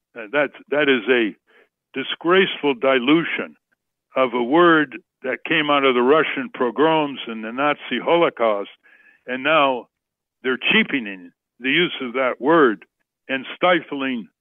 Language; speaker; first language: English; native; English